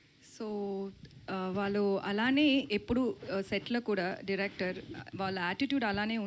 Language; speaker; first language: Telugu; non-native, learner; Tamil